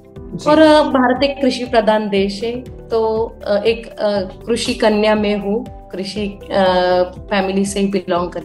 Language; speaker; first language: Hindi; native; Hindi